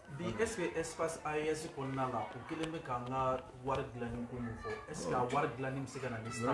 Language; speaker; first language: French; non-native, local second language; Bambara